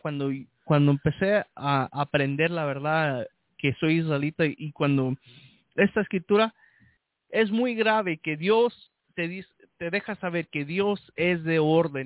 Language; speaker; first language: Spanish; early bilingual, heritage; Spanish